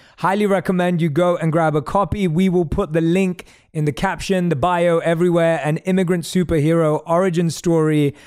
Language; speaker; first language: English; native; English